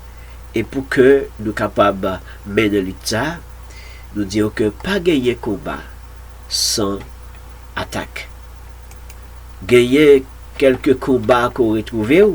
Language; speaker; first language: French; non-native, local second language; Haitian Creole